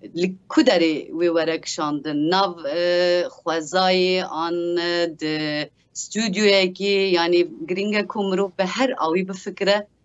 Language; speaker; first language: Kurdish; early bilingual, heritage; Kurdish